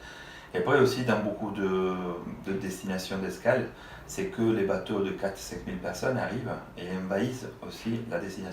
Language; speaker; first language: French; non-native, fluent; Italian